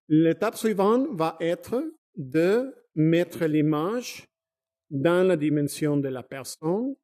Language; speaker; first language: French; non-native, fluent; Spanish